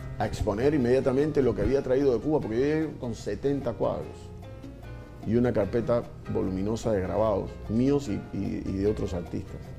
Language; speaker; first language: Spanish; native; Spanish